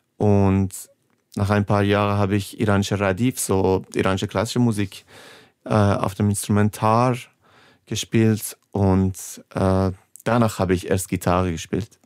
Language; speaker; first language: German; non-native, fluent; Persian